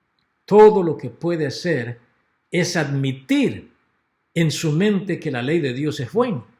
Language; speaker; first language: Spanish; native; Spanish